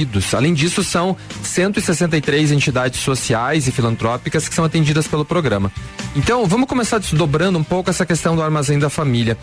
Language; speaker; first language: Portuguese; native; Portuguese